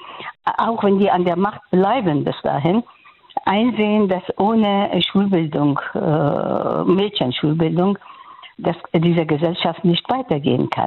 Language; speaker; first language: German; non-native, fluent; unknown